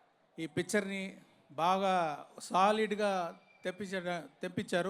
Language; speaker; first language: Telugu; non-native, fluent; Tamil